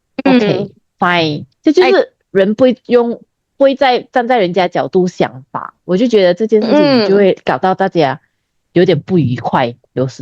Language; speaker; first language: Chinese; native; Chinese